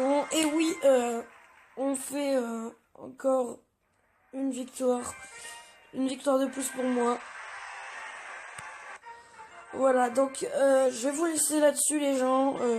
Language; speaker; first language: French; native; French